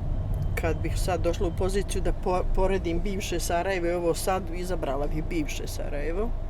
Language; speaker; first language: Bosnian; native; Bosnian